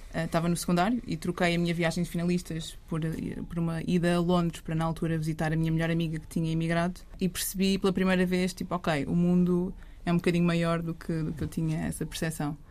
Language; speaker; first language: Portuguese; native; Portuguese